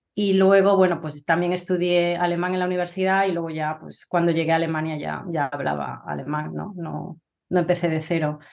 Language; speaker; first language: Spanish; native; Spanish